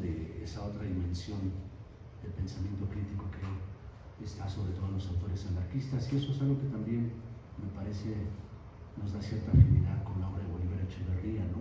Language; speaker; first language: Spanish; native; Spanish